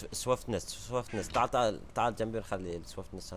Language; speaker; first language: Arabic; native; Arabic